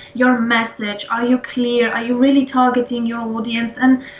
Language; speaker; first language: English; non-native, fluent; Polish